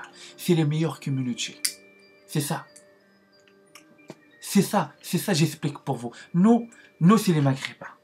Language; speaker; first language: French; non-native, learner; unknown